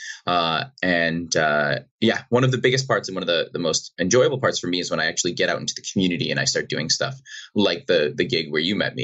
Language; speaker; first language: English; native; English